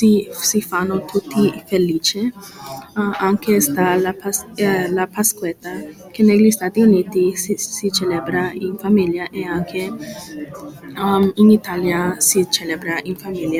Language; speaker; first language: Italian; non-native, learner; English